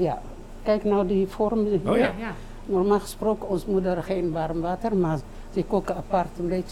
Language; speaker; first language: Dutch; non-native, learner; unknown